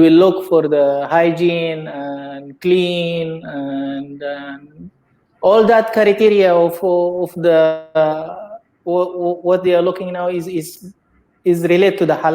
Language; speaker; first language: English; non-native, learner; Indonesian